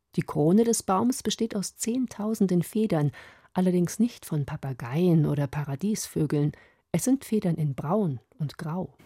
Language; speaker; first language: German; native; German